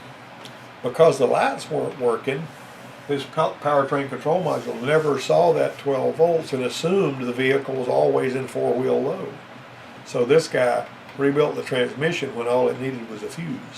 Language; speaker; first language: English; native; English